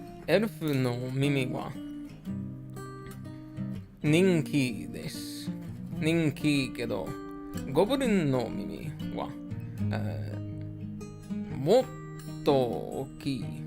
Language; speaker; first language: Japanese; non-native, learner; English